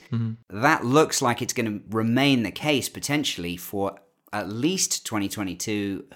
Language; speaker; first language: English; native; English